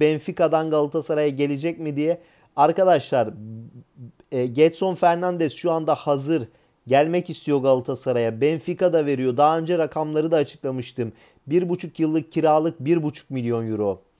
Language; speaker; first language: Turkish; native; Turkish